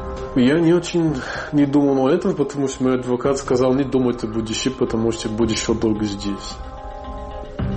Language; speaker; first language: Russian; non-native, learner; Portuguese